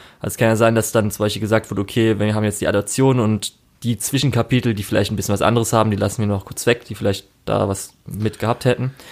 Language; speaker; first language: German; native; German